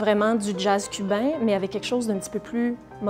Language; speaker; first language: French; native; French